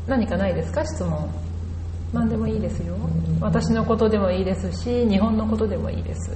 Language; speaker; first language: Japanese; native; Japanese